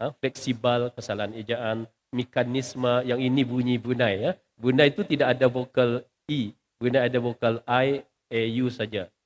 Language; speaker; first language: Malay; native; Malay